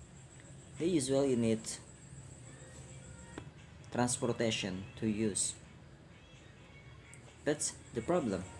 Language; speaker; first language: English; non-native, learner; Indonesian